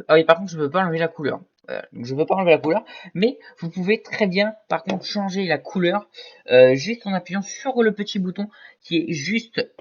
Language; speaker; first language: French; native; French